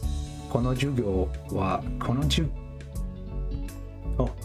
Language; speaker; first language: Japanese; non-native, learner; English